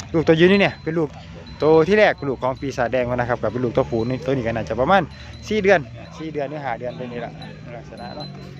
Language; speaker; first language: Thai; native; Thai